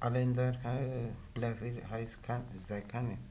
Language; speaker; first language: Dutch; non-native, learner; Turkish